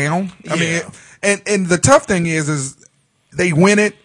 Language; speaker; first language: English; native; English